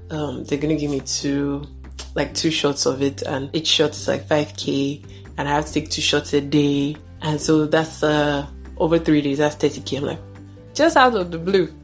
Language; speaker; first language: English; non-native, local second language; Yoruba